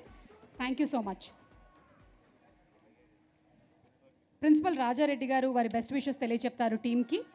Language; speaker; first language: Telugu; native; Telugu